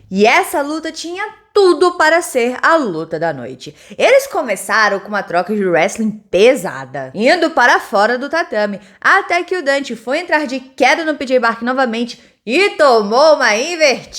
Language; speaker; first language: Portuguese; native; Portuguese